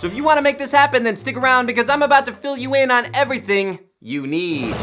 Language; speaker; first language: English; native; English